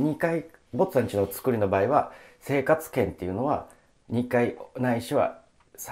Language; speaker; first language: Japanese; native; Japanese